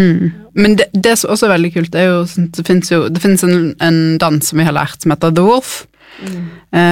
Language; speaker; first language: Norwegian; native; Norwegian